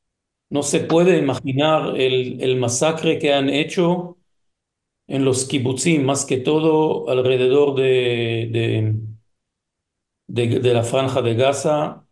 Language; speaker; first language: Spanish; non-native, fluent; Hebrew